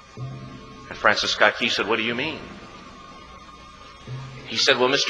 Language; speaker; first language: English; native; English